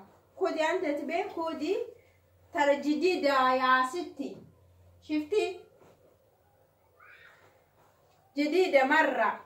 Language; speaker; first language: Arabic; non-native, learner; Oromo